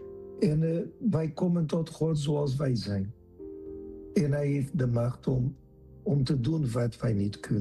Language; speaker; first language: Dutch; non-native, fluent; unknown